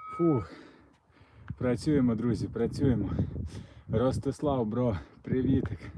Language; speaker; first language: Ukrainian; non-native, local second language; Russian